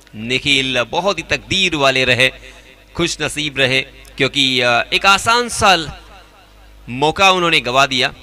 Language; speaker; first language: Hindi; non-native, local second language; Marathi